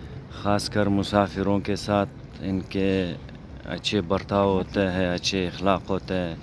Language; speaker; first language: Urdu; non-native, local second language; Hazaragi